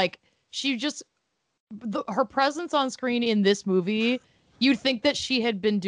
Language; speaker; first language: English; native; English